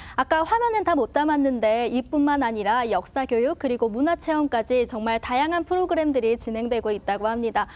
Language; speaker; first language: Korean; native; Korean